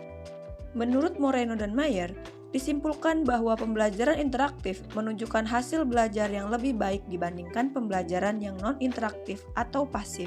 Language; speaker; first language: Indonesian; native; Indonesian